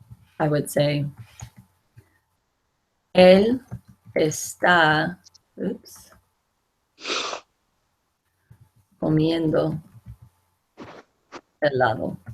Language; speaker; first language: Spanish; non-native, fluent; English